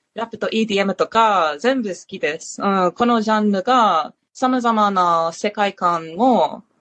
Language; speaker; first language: Japanese; non-native, learner; English